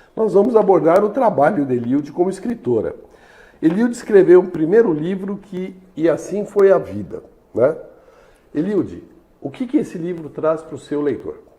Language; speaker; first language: Portuguese; native; Portuguese